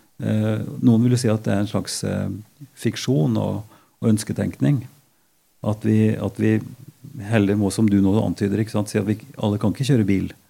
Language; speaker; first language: Norwegian; native; Norwegian